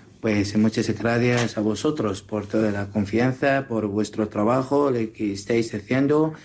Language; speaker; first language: Spanish; non-native, learner; Assyrian Neo-Aramaic